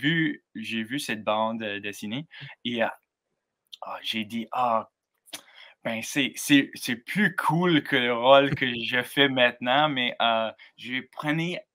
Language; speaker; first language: French; non-native, learner; English